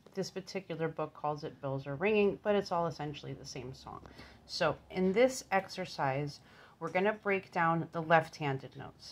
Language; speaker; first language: English; native; English